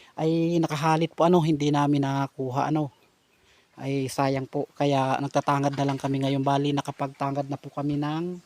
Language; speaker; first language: Filipino; non-native, local second language; Bikol